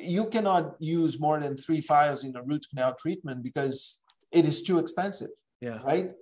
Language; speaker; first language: English; non-native, fluent; Portuguese